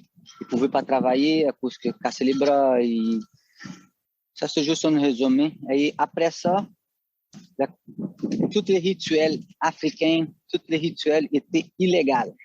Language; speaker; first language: French; non-native, fluent; Portuguese